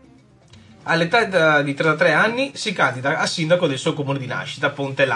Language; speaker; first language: Italian; native; Italian